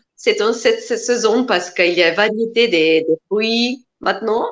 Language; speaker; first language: French; non-native, learner; Macedonian